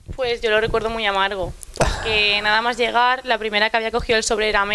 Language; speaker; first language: Spanish; native; Spanish